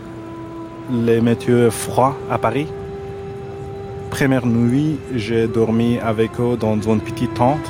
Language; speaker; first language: French; non-native, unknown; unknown